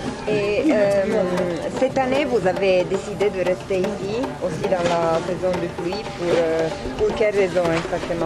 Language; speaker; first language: French; non-native, fluent; Italian